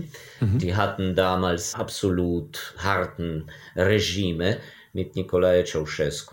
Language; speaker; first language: German; non-native, fluent; Ukrainian